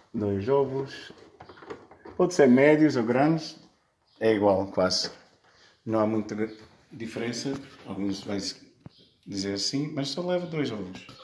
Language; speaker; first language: Portuguese; early bilingual, heritage; Portuguese